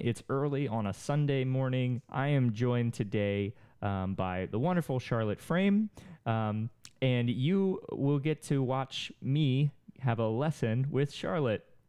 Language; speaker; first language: English; native; English